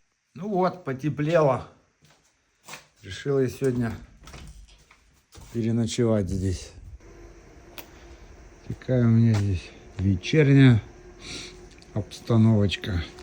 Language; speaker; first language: Russian; native; Russian